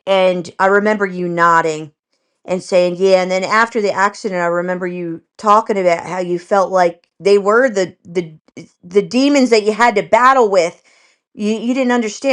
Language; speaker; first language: English; native; English